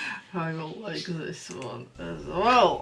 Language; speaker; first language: English; non-native, fluent; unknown